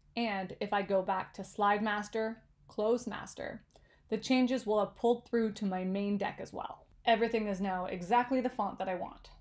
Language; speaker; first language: English; native; English